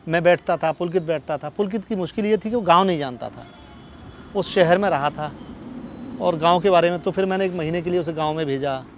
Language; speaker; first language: Hindi; native; Hindi